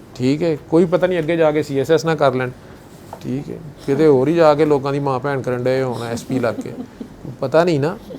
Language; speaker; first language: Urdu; non-native, local second language; Punjabi